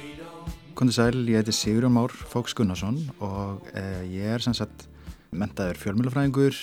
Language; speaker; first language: Icelandic; native; Icelandic